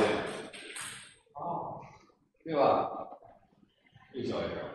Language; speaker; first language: Chinese; native; Chinese